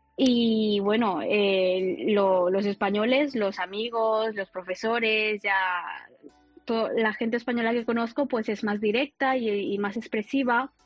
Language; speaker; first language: Spanish; early bilingual, other home language; Wu Chinese